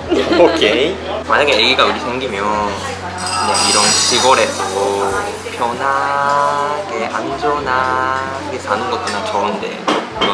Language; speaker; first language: Korean; non-native, fluent; Japanese